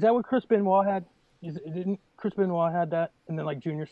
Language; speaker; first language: English; native; English